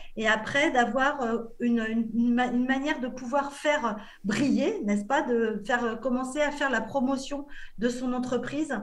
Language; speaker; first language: French; native; French